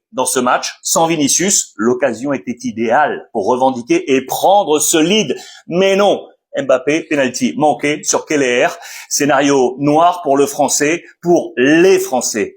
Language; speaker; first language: French; native; French